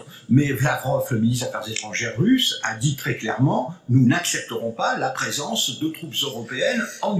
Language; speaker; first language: French; native; French